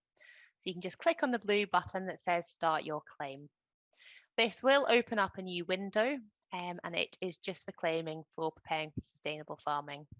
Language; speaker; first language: English; native; English